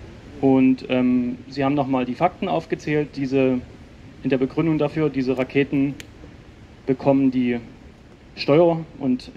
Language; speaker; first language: German; native; German